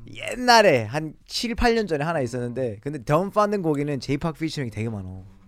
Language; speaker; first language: Korean; early bilingual, other home language; English